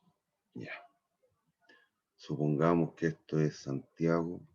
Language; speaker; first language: Spanish; native; Spanish